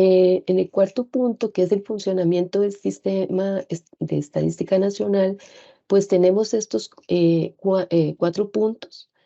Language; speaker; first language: Spanish; native; Spanish